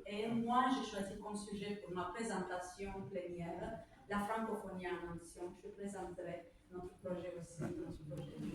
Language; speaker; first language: French; non-native, fluent; Romanian